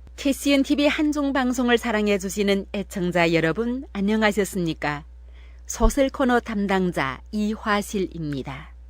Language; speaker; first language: Korean; native; Korean